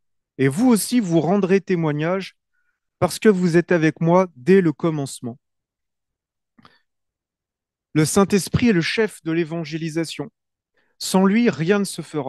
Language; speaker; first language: French; native; French